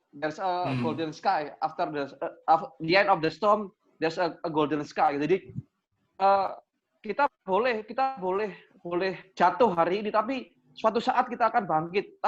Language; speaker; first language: Indonesian; native; Indonesian